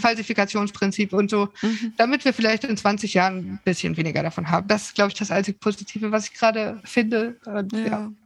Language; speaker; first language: German; native; German